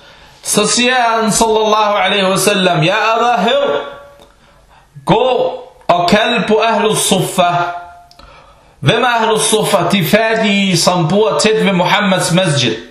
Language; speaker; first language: Danish; early bilingual, other home language; Arabic